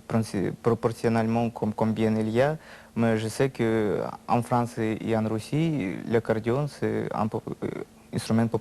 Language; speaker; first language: French; non-native, learner; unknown